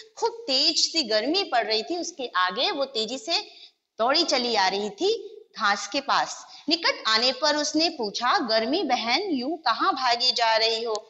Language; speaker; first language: Hindi; non-native, local second language; Gujarati